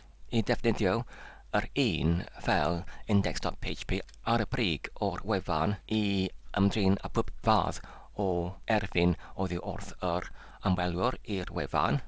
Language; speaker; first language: Welsh; non-native, learner; English